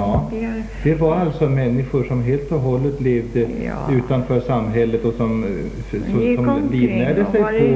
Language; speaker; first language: Swedish; native; Swedish